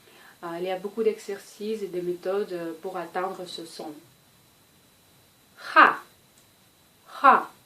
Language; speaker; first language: French; non-native, fluent; Russian